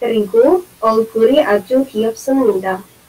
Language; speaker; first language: Korean; non-native, learner; Indonesian